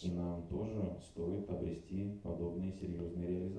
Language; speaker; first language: Russian; native; Russian